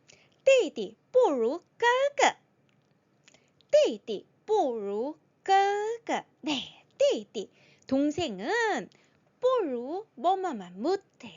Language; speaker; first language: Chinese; non-native, fluent; Korean